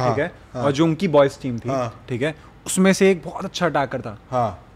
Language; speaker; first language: Hindi; native; Hindi